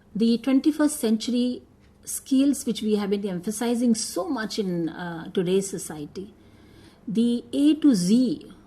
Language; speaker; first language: English; non-native, local second language; Hindi